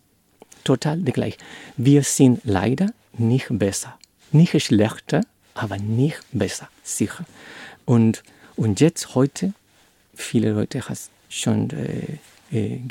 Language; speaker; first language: German; non-native, learner; Spanish